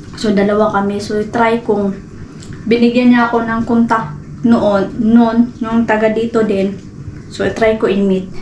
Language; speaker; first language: Filipino; non-native, local second language; Cebuano